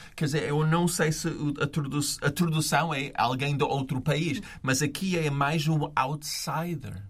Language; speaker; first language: Portuguese; non-native, fluent; English